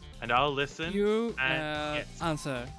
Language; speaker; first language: English; non-native, fluent; Japanese